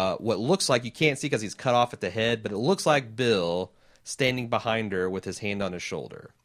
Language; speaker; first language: English; native; English